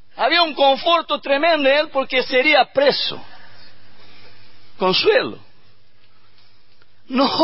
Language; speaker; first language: Spanish; non-native, learner; Portuguese